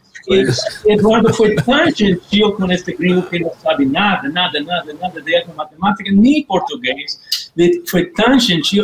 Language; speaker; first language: Portuguese; non-native, learner; English